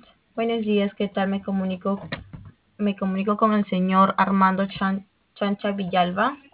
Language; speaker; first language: Spanish; native; Spanish